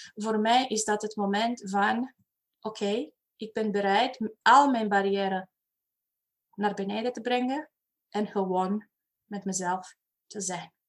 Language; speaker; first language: Dutch; non-native, fluent; Romanian